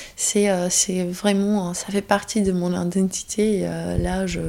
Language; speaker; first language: French; non-native, fluent; Greek